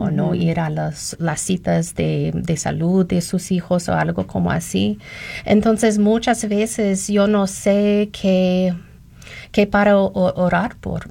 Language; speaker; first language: Spanish; non-native, learner; English